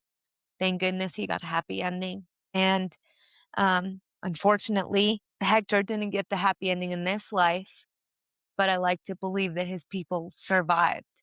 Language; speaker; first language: English; native; English